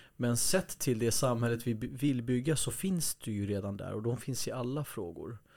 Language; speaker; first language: Swedish; early bilingual, other home language; Kurdish